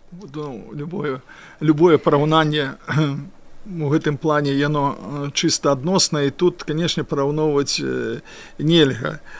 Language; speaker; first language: Belarusian; non-native, local second language; Russian